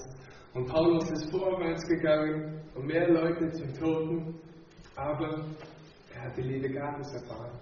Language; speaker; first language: German; non-native, fluent; English